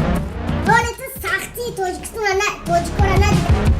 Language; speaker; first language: Russian; non-native, learner; Tajik